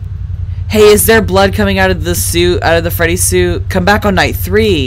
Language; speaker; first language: English; native; English